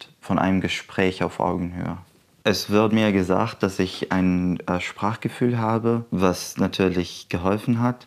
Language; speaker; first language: German; non-native, fluent; Arabic